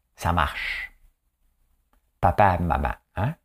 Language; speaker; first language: French; native; French